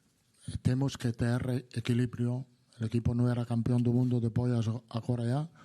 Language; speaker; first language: Portuguese; non-native, learner; Italian